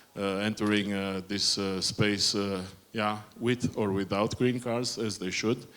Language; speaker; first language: English; non-native, fluent; Romanian